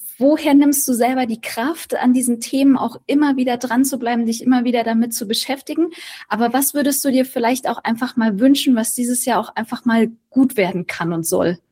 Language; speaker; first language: German; native; German